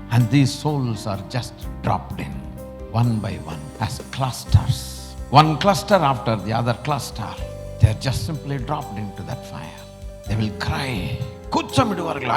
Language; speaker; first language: English; non-native, local second language; Tamil